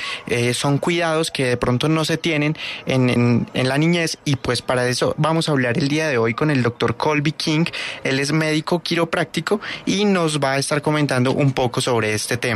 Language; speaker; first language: Spanish; native; Spanish